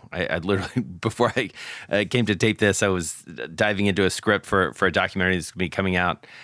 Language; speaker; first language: English; native; English